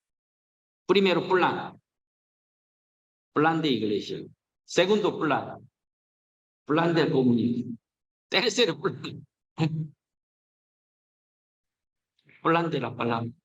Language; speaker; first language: Spanish; non-native, learner; Korean